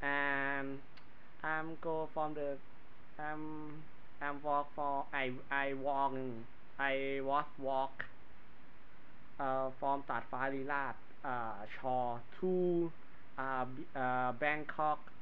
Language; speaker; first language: English; non-native, learner; Thai